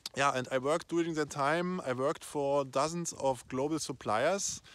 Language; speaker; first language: English; non-native, fluent; German